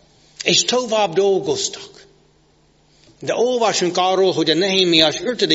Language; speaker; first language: Hungarian; non-native, fluent; English